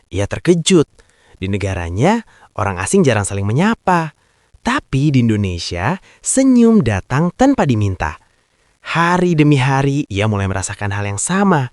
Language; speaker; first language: Indonesian; native; Indonesian